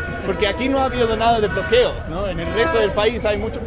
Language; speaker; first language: Spanish; non-native, learner; Danish